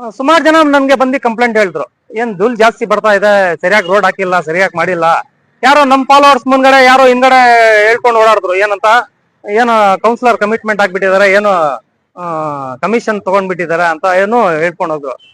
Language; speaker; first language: Kannada; non-native, local second language; Urdu